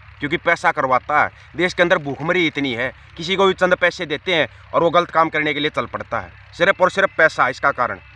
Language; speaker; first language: Hindi; non-native, local second language; Punjabi